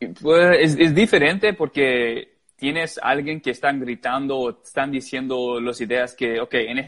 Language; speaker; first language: Spanish; early bilingual, heritage; English